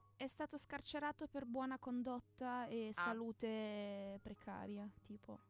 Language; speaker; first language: Italian; native; Italian